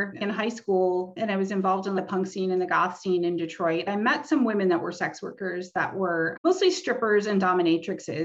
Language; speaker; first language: English; native; English